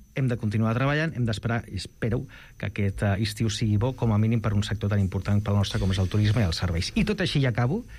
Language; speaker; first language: Catalan; non-native, local second language; Spanish